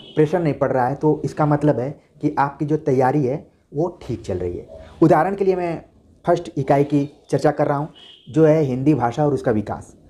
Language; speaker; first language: Hindi; native; Hindi